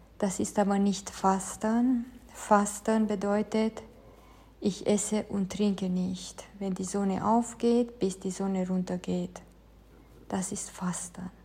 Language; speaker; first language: German; non-native, fluent; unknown